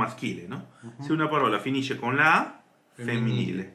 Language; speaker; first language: Italian; non-native, fluent; Spanish